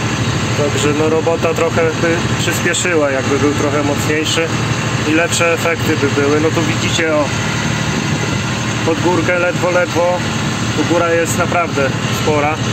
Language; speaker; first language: Polish; native; Polish